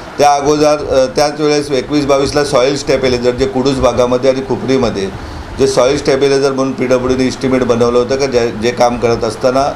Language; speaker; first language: Marathi; native; Marathi